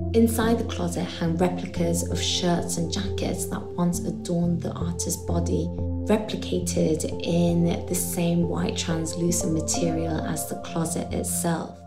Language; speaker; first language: English; native; English